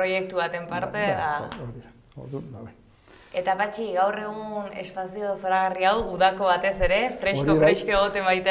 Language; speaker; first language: Basque; native; Basque